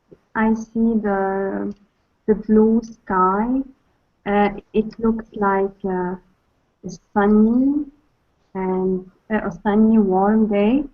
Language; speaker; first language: English; non-native, learner; Arabic